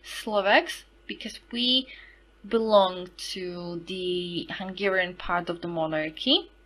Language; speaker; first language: English; non-native, fluent; Slovak